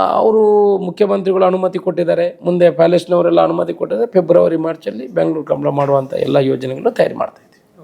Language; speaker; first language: Kannada; non-native, local second language; Tulu